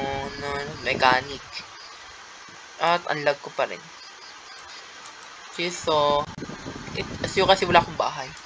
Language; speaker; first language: Filipino; native; Filipino